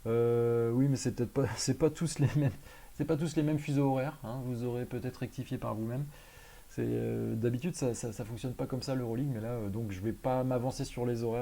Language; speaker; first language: French; native; French